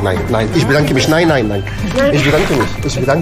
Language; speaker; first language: German; non-native, learner; Arabic